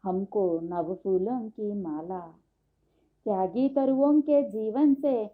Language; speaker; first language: Hindi; non-native, local second language; Telugu